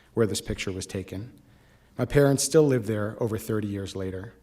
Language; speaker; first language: English; native; English